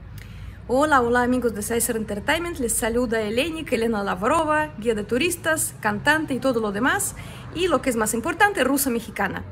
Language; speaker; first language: Spanish; non-native, fluent; Russian